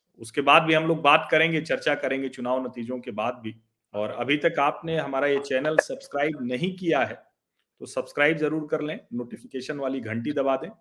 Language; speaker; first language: Hindi; native; Hindi